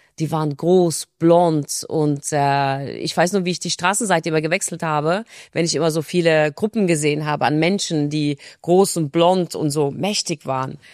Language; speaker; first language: German; non-native, fluent; Turkish